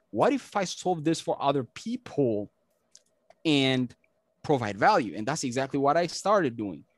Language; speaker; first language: English; non-native, fluent; Amharic